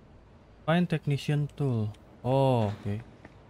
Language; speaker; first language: English; non-native, learner; Indonesian